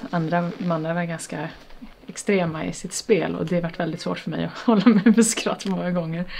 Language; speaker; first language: Swedish; native; Swedish